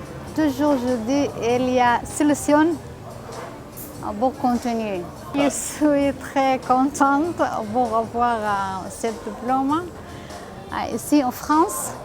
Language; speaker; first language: French; non-native, learner; Arabic